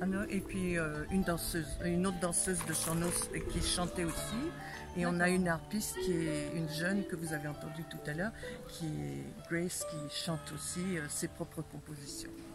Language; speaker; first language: French; native; French